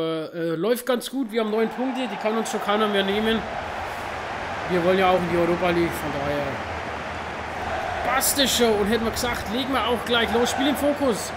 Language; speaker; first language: German; native; German